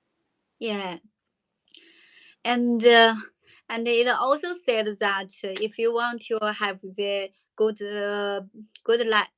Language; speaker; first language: English; non-native, learner; Chinese